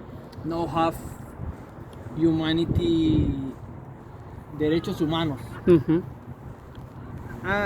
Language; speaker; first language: English; non-native, learner; Spanish